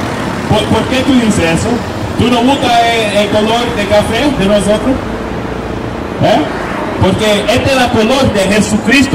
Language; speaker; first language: Spanish; non-native, learner; English